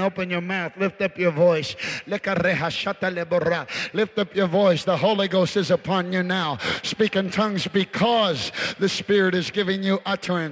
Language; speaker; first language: English; early bilingual, other home language; Spanish